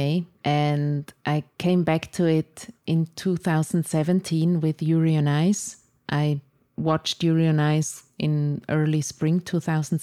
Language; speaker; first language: English; non-native, fluent; Swiss German